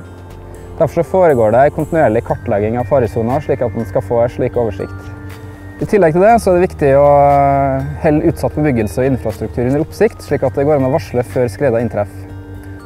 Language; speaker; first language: Norwegian; native; Norwegian